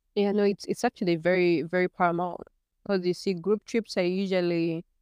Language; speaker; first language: English; non-native, local second language; Ganda